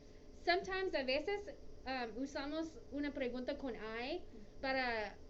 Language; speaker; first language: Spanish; non-native, fluent; English